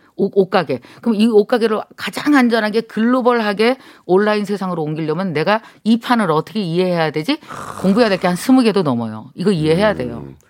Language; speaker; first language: Korean; native; Korean